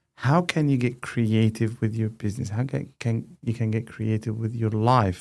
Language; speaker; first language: English; non-native, fluent; Arabic